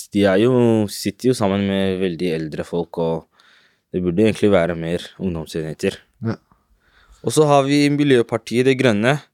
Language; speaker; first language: Norwegian; native; Norwegian